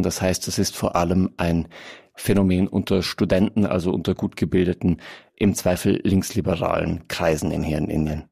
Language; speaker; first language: German; native; German